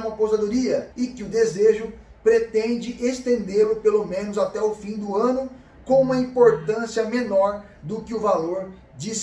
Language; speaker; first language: Portuguese; native; Portuguese